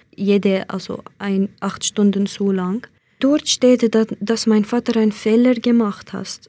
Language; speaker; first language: German; non-native, learner; Central Kurdish